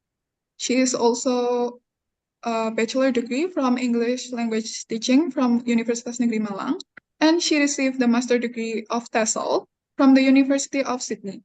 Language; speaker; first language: English; non-native, fluent; Indonesian